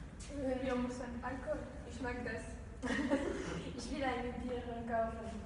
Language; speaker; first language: German; non-native, learner; French